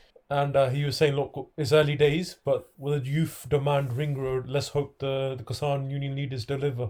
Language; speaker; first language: English; early bilingual, other home language; Punjabi